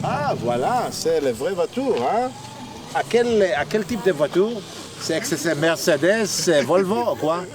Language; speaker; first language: French; non-native, learner; Hebrew